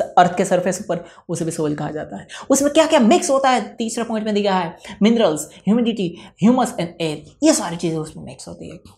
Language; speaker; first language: Hindi; non-native, local second language; Gujarati